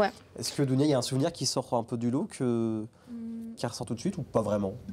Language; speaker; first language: French; native; French